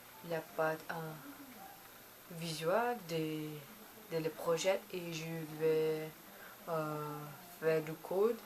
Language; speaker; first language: French; non-native, learner; Portuguese